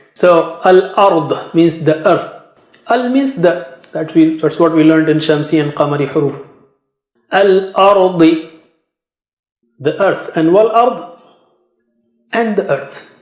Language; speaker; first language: English; non-native, fluent; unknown